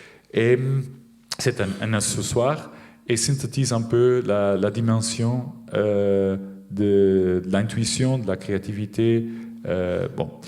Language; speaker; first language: French; non-native, fluent; Portuguese